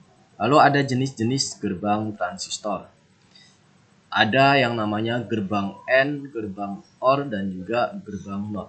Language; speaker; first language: Indonesian; native; Indonesian